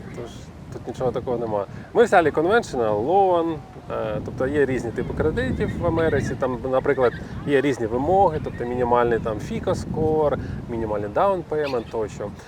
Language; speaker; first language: Ukrainian; non-native, local second language; Russian